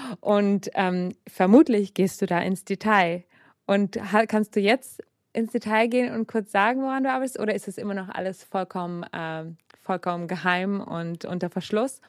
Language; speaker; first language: German; native; German